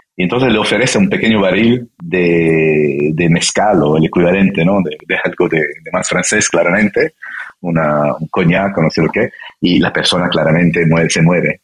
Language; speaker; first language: Spanish; non-native, fluent; French